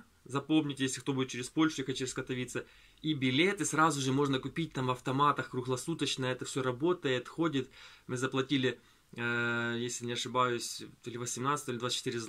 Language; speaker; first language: Russian; native; Russian